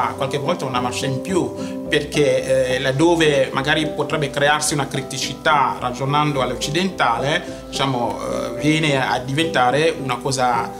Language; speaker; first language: Italian; non-native, fluent; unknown